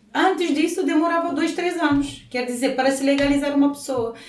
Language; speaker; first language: Portuguese; non-native, fluent; Romanian